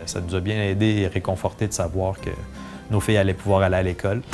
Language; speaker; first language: French; native; French